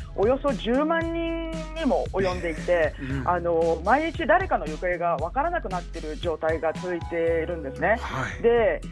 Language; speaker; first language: Japanese; native; Japanese